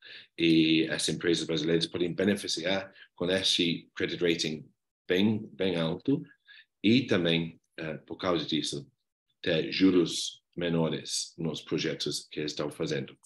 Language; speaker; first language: Portuguese; non-native, fluent; English